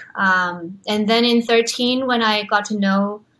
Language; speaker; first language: English; non-native, fluent; Chinese